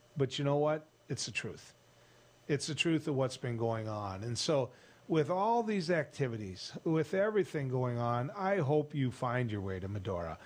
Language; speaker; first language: English; native; English